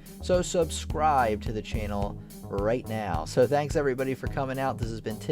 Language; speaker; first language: English; native; English